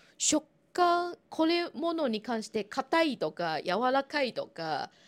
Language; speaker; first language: Japanese; non-native, fluent; Chinese